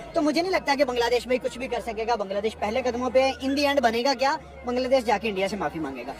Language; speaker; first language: Urdu; native; Urdu